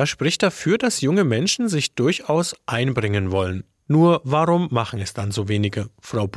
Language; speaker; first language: German; native; German